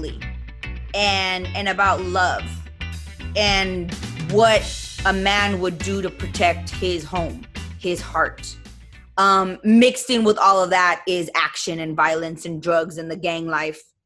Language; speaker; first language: English; native; English